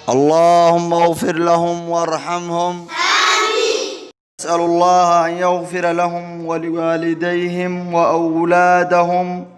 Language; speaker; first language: Arabic; non-native, local second language; Somali